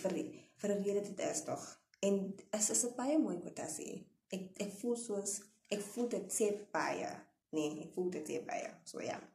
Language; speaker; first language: Afrikaans; non-native, local second language; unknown